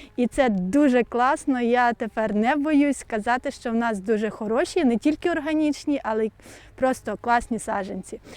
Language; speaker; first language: Ukrainian; native; Ukrainian